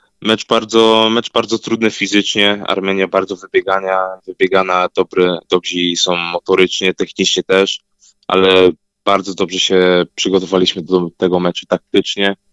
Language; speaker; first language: Polish; early bilingual, heritage; Polish